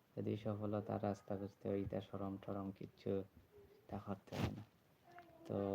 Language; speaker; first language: Bangla; non-native, local second language; Sylheti